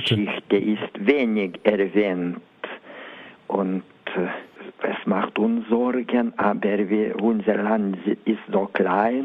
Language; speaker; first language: German; non-native, learner; Lithuanian